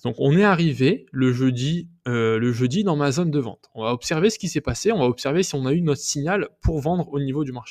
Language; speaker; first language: French; native; French